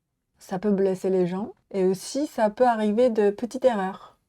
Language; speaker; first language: French; non-native, learner; Japanese